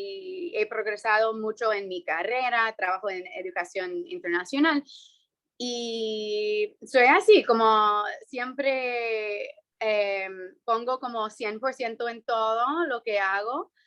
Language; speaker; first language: Spanish; non-native, fluent; English